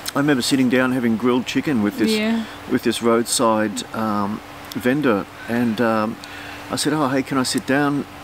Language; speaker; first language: English; native; English